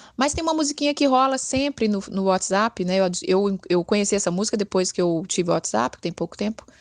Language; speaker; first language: Portuguese; native; Portuguese